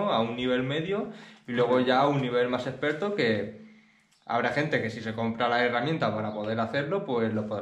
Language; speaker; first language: Spanish; native; Spanish